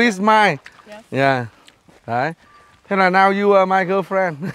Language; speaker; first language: English; non-native, learner; Vietnamese